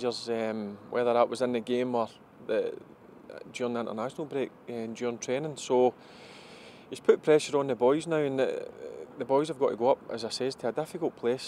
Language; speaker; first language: English; native; English